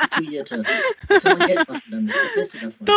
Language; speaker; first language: German; native; German